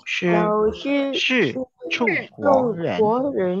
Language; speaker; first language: Chinese; non-native, learner; Indonesian